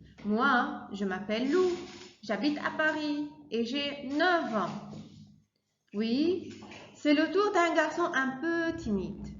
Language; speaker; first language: French; non-native, fluent; Arabic